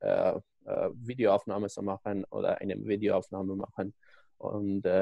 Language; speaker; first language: German; non-native, learner; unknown